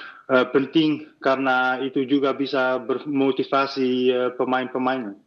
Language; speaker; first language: Indonesian; non-native, fluent; Dutch